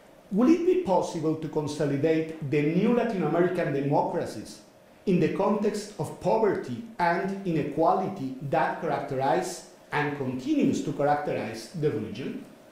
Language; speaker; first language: English; non-native, fluent; Spanish